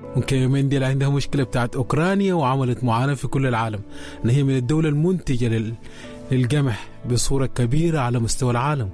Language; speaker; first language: Arabic; native; Arabic